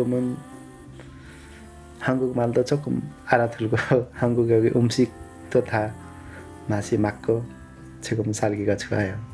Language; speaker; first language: Korean; non-native, learner; Nepali